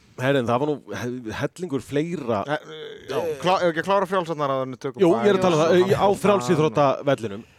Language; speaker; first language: Icelandic; native; Icelandic